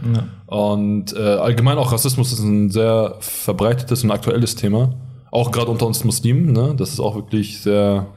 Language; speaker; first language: German; early bilingual, other home language; Arabic